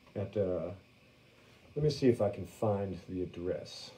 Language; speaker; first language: English; native; English